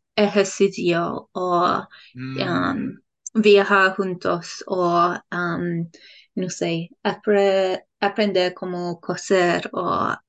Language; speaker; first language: Spanish; non-native, fluent; English